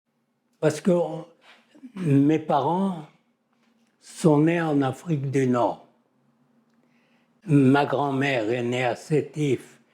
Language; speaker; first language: French; native; French